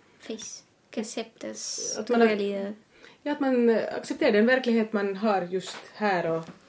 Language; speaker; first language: Swedish; native; Swedish